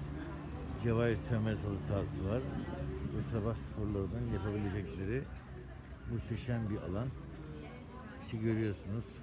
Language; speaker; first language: Turkish; native; Turkish